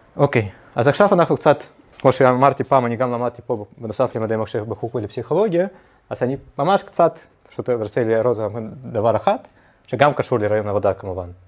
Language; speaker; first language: Hebrew; non-native, fluent; Russian